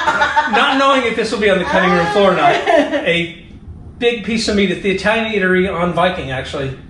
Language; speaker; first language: English; native; English